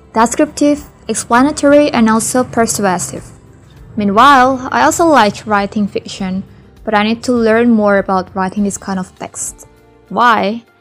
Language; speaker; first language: English; non-native, fluent; Indonesian